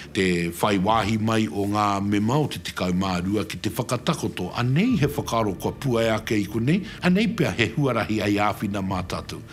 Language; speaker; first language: Māori; native; Māori